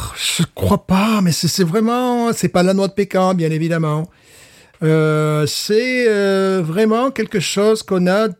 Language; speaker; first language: French; native; French